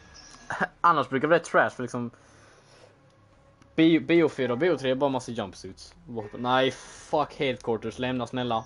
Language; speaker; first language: Swedish; native; Swedish